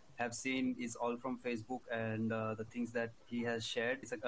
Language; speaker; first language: English; non-native, local second language; Hindi